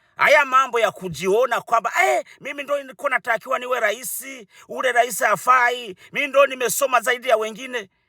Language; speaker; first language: Swahili; non-native, local second language; Rundi